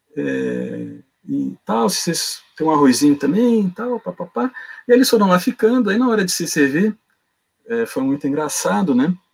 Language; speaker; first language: Portuguese; native; Portuguese